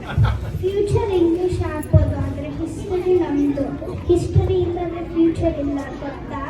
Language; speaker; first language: Kannada; early bilingual, heritage; Kannada